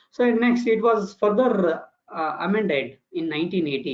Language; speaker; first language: English; non-native, local second language; Kannada